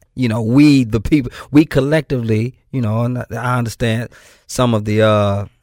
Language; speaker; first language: English; native; English